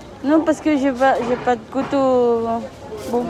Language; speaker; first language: French; non-native, learner; Filipino